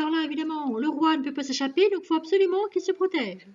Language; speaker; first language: French; native; French